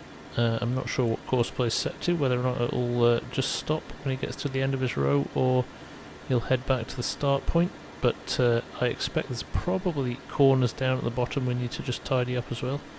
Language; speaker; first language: English; native; English